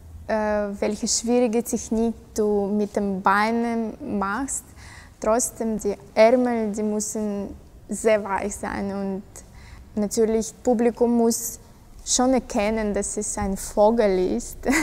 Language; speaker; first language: German; non-native, fluent; Russian